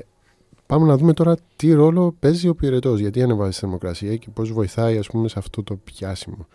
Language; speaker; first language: Greek; native; Greek